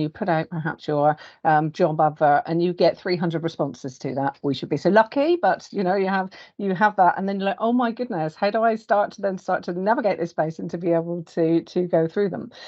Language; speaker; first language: English; native; English